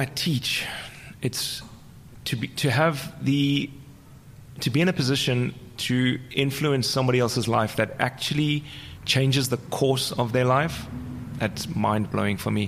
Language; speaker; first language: English; native; English